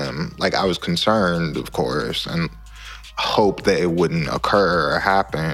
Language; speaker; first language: English; native; English